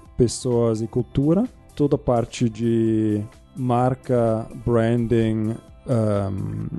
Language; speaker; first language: Portuguese; non-native, fluent; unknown